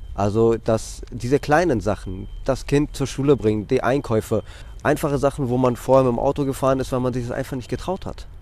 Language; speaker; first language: German; non-native, fluent; Greek